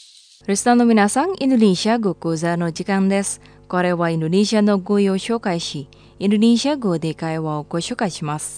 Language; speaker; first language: Japanese; non-native, fluent; Indonesian